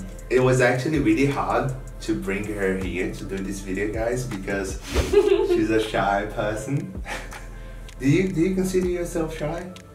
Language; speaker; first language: English; non-native, fluent; Portuguese